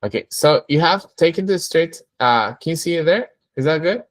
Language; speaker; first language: English; non-native, fluent; Spanish